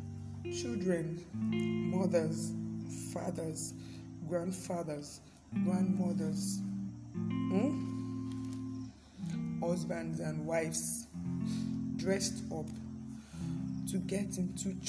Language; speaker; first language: English; non-native, local second language; Yoruba